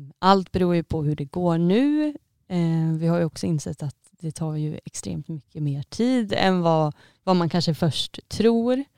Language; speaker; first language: Swedish; native; Swedish